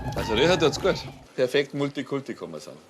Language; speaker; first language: German; native; German